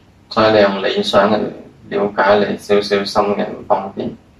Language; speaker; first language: Chinese; native; Chinese